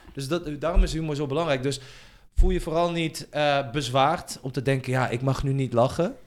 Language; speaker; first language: Dutch; early bilingual, other home language; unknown